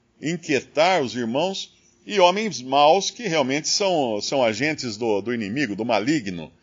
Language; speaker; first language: Portuguese; native; Portuguese